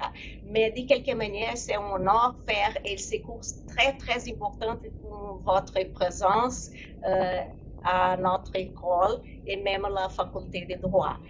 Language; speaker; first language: French; non-native, learner; Portuguese